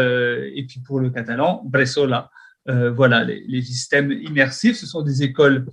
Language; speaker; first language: French; native; French